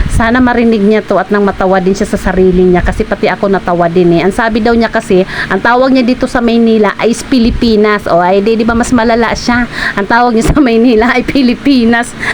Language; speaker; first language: Filipino; non-native, local second language; Cebuano